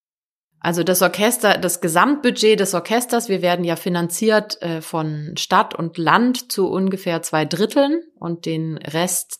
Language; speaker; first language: German; native; German